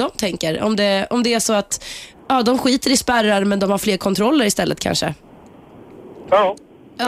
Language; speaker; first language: Swedish; native; Swedish